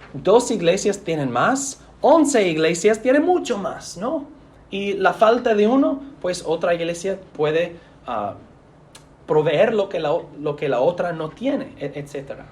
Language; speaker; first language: Spanish; non-native, fluent; English